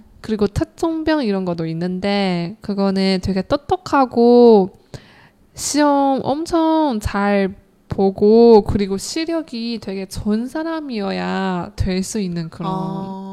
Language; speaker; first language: Korean; non-native, learner; Chinese